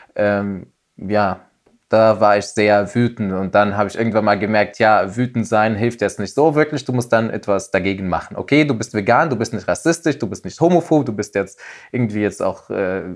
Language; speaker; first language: German; non-native, fluent; Arabic